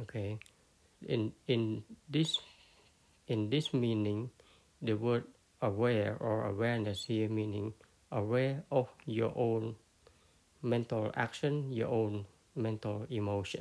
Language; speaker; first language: English; non-native, fluent; Khmer